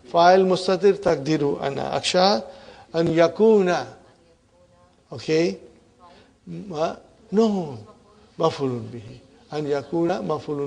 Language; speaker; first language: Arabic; non-native, fluent; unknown